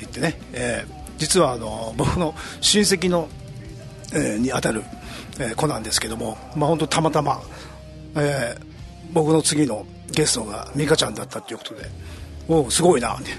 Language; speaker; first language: Japanese; native; Japanese